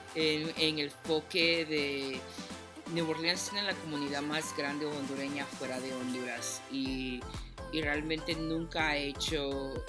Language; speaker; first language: Spanish; early bilingual, heritage; Spanish